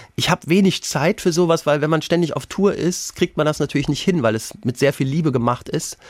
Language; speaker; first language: German; native; German